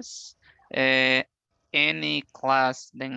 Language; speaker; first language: English; non-native, learner; Portuguese